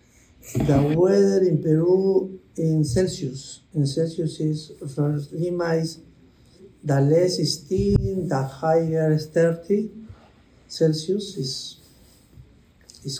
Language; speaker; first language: English; non-native, learner; Spanish